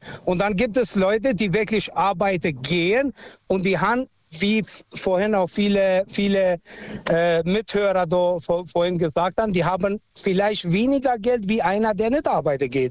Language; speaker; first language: German; non-native, local second language; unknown